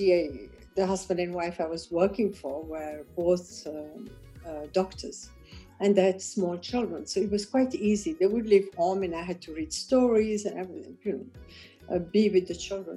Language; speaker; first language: English; non-native, local second language; Kachhi